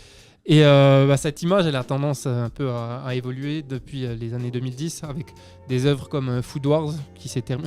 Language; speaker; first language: French; native; French